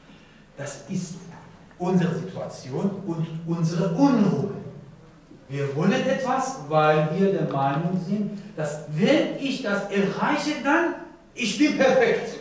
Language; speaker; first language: German; non-native, learner; Persian